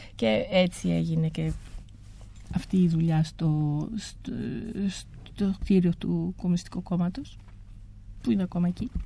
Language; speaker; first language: Greek; early bilingual, heritage; Greek